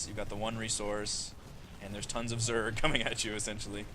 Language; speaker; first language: English; native; English